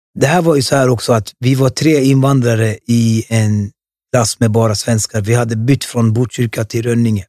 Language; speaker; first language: Swedish; early bilingual, other home language; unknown